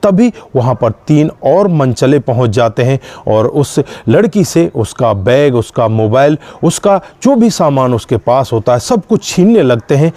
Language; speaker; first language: Hindi; native; Hindi